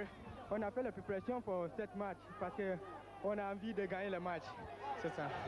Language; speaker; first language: French; non-native, learner; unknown